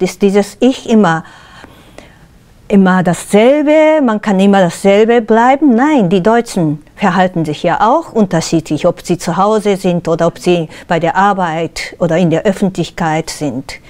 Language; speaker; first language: German; non-native, fluent; Japanese